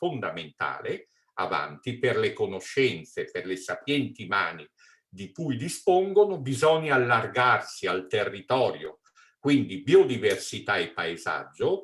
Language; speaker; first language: Italian; native; Italian